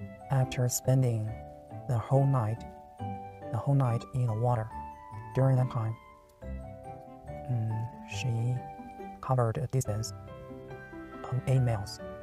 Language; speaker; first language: English; non-native, learner; Chinese